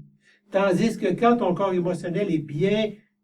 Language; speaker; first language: French; native; French